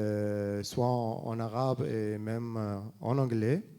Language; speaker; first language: French; non-native, fluent; Arabic